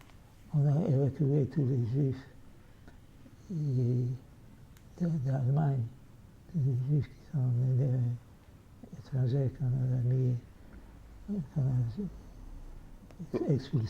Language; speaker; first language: French; non-native, fluent; Yiddish